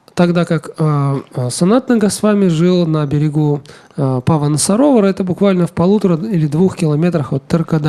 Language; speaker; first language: Russian; native; Russian